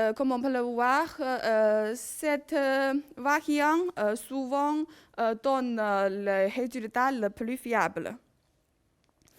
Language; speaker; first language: French; non-native, learner; Chinese